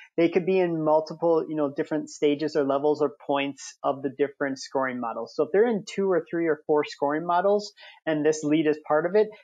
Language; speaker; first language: English; native; English